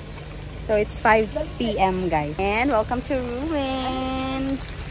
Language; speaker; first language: English; non-native, local second language; Filipino